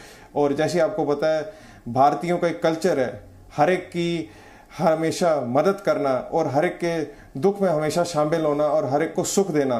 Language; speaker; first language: Hindi; native; Hindi